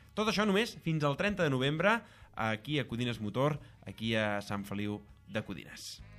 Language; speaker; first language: Catalan; native; Catalan